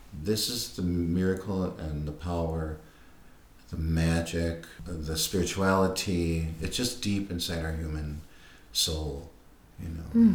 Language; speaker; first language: English; native; English